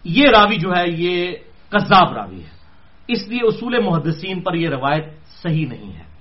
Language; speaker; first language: Urdu; non-native, local second language; Punjabi